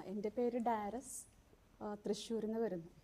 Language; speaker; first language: Malayalam; native; Malayalam